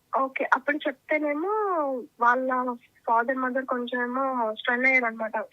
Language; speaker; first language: Telugu; native; Telugu